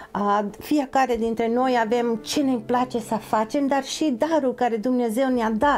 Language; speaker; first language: Romanian; non-native, fluent; English